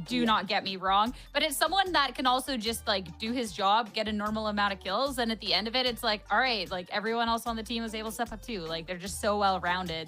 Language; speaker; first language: English; native; English